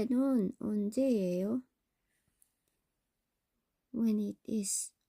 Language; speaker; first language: Korean; non-native, learner; Filipino